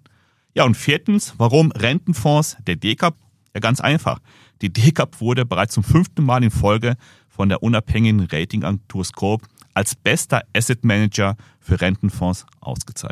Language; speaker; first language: German; native; German